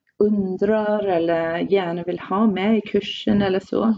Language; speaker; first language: Swedish; non-native, fluent; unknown